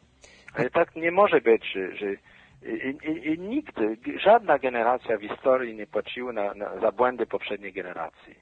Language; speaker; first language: Polish; non-native, fluent; French